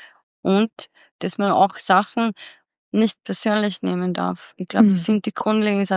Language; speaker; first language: German; non-native, fluent; Swedish